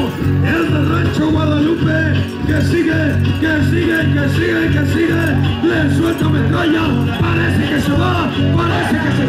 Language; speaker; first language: Spanish; native; Spanish